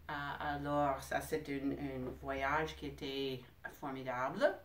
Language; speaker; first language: French; non-native, fluent; English